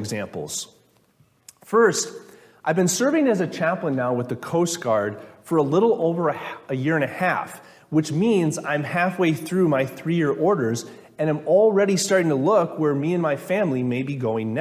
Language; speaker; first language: English; native; English